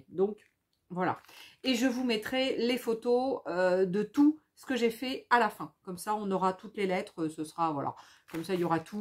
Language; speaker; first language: French; native; French